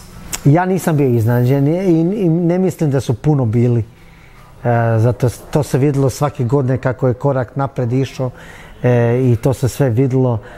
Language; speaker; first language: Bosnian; early bilingual, heritage; Bosnian